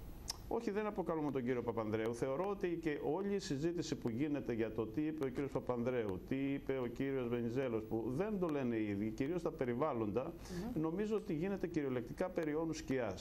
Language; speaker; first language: Greek; native; Greek